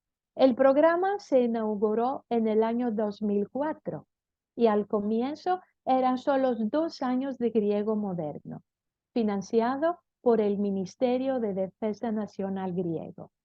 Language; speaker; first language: Spanish; non-native, fluent; Greek